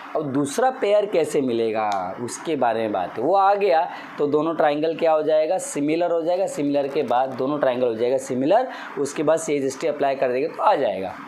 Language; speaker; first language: Hindi; non-native, local second language; Marathi